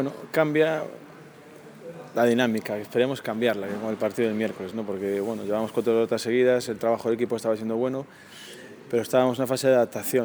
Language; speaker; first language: Spanish; native; Spanish